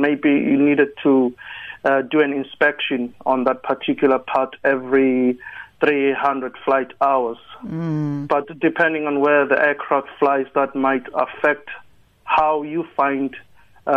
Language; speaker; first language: English; non-native, local second language; Tsonga